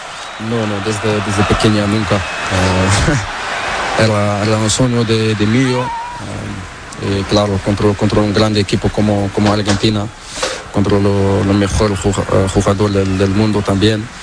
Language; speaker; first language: Spanish; non-native, learner; Portuguese